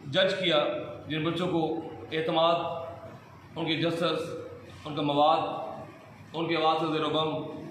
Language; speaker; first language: Urdu; non-native, local second language; Punjabi